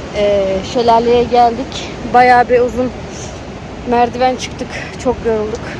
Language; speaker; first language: Turkish; early bilingual, heritage; Turkish